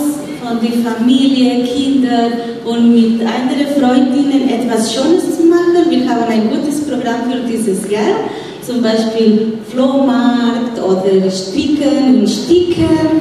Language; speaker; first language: German; non-native, learner; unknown